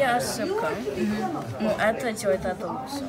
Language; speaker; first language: Russian; early bilingual, heritage; Russian